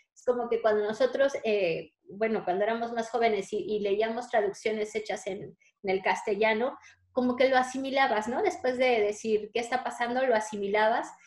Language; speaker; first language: Spanish; native; Spanish